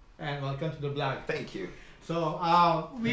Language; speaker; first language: English; non-native, fluent; Italian